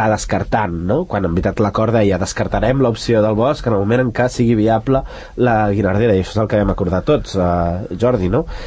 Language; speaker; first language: Catalan; native; Catalan